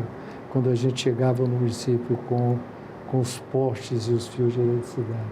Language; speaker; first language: Portuguese; native; Portuguese